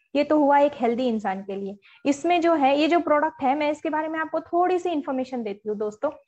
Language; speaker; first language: Hindi; non-native, local second language; Marathi